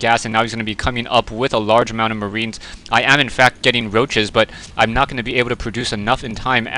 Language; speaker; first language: English; native; English